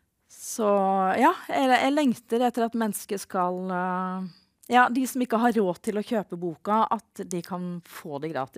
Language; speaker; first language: Norwegian; native; Norwegian